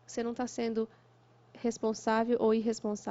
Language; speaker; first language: Portuguese; native; Portuguese